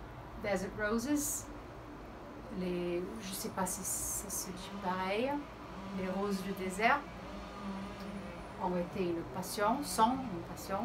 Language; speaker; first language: French; early bilingual, heritage; Portuguese